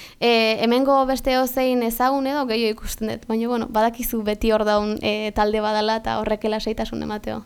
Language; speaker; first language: Basque; native; Basque